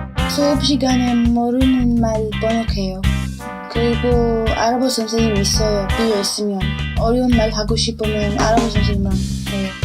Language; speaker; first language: Korean; non-native, learner; Arabic